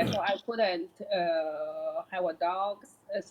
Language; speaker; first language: English; non-native, learner; Chinese